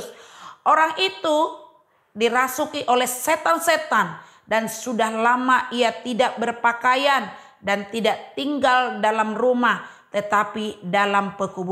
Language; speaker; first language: Indonesian; native; Indonesian